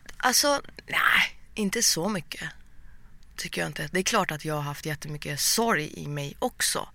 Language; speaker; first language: Swedish; early bilingual, other home language; Persian